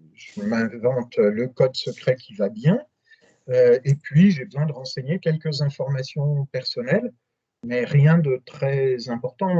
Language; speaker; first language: French; native; French